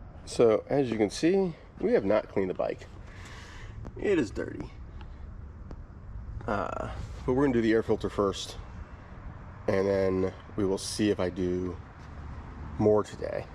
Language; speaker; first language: English; native; English